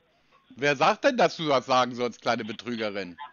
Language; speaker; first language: German; native; German